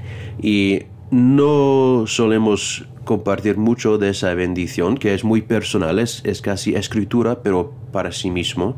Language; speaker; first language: Spanish; non-native, fluent; English